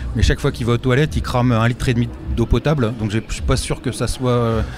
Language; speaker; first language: French; native; French